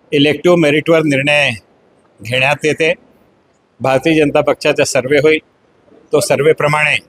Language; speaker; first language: Marathi; non-native, local second language; Hindi